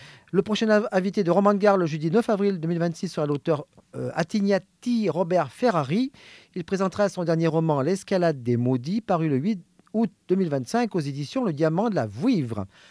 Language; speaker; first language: French; native; French